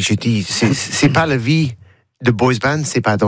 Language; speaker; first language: French; non-native, learner; English